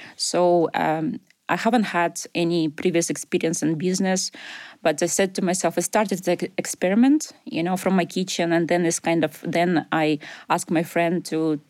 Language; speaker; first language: English; non-native, fluent; Ukrainian